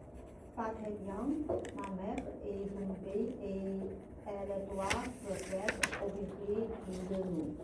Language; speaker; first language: French; non-native, learner; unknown